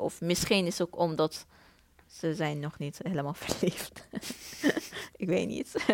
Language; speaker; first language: Dutch; non-native, fluent; Persian